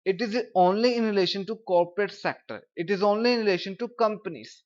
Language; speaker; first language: English; non-native, local second language; Punjabi